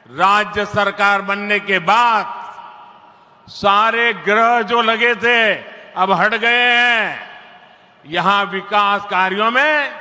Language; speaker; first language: Hindi; non-native, local second language; Gujarati